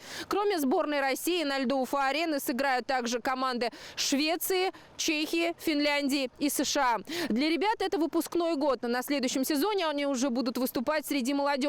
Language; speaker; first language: Russian; native; Russian